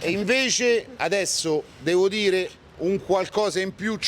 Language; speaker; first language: Italian; native; Italian